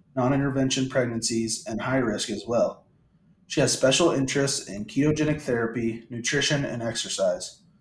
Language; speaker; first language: English; native; English